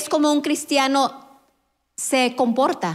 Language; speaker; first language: Spanish; non-native, learner; English